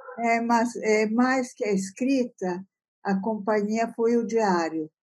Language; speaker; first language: Portuguese; early bilingual, other home language; Italian